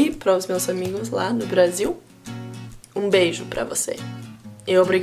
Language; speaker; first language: Portuguese; non-native, fluent; English